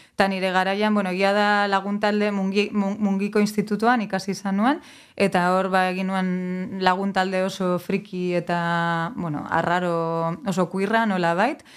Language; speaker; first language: Basque; native; Basque